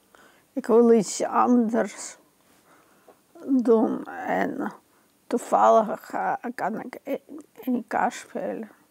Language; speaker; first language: Dutch; non-native, fluent; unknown